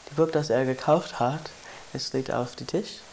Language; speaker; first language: German; non-native, learner; English